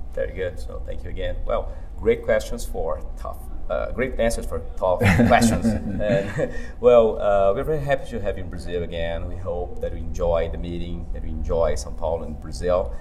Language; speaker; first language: English; non-native, fluent; Portuguese